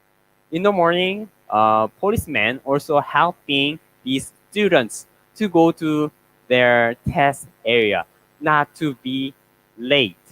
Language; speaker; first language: English; non-native, learner; Korean